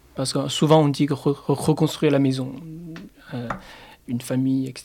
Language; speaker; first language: French; non-native, fluent; Chinese